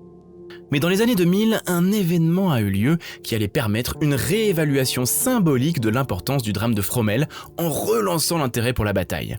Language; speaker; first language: French; native; French